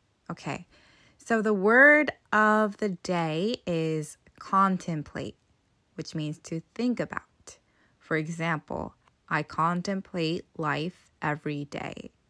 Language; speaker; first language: English; native; English